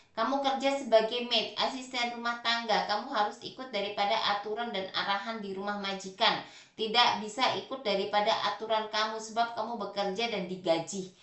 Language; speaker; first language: Indonesian; native; Indonesian